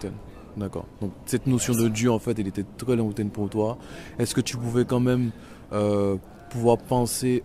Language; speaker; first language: French; native; French